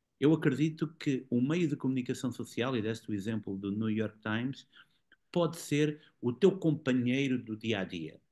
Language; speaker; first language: Portuguese; native; Portuguese